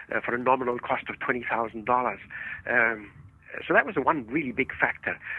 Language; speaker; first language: English; early bilingual, other home language; Estonian